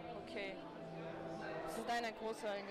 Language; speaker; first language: German; non-native, learner; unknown